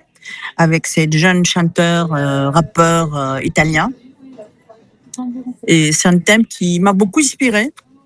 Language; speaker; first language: French; non-native, fluent; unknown